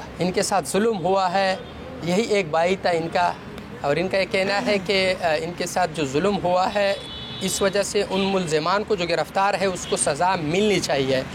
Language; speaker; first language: Urdu; non-native, local second language; Pashto